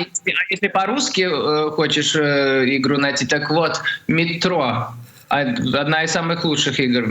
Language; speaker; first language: Russian; early bilingual, heritage; Russian